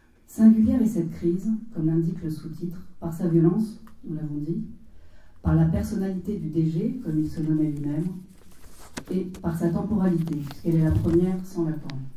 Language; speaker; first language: French; native; French